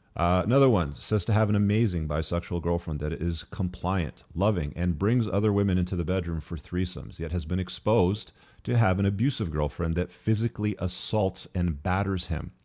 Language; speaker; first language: English; native; English